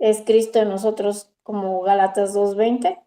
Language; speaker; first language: Spanish; native; Spanish